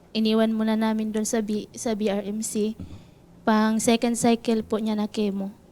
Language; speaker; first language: Filipino; non-native, local second language; Masbatenyo